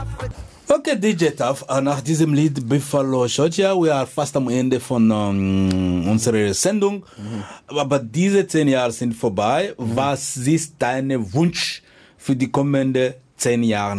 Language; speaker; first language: German; non-native, fluent; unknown